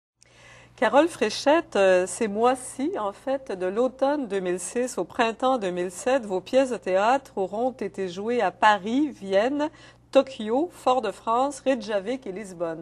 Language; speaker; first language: French; native; French